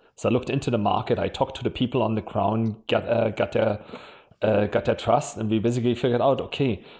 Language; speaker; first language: English; non-native, fluent; German